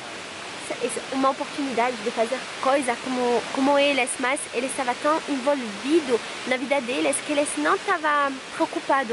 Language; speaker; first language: Portuguese; non-native, fluent; French